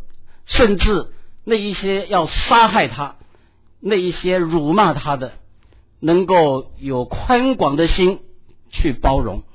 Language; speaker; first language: Chinese; native; Chinese